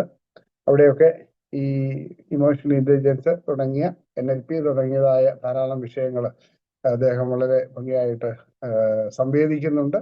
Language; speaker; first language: Malayalam; native; Malayalam